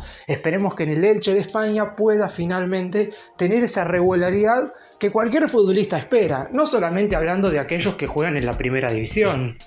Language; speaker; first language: Spanish; native; Spanish